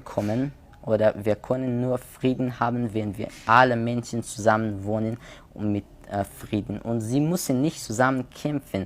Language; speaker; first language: German; non-native, learner; Persian